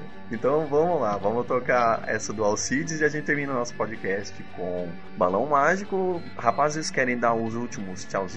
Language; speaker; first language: Portuguese; native; Portuguese